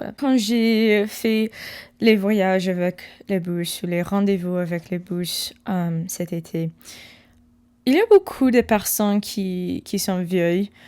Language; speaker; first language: French; non-native, learner; English